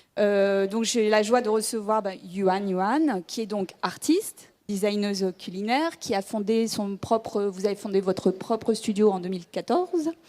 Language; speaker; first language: French; native; French